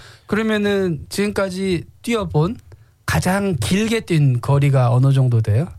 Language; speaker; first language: Korean; native; Korean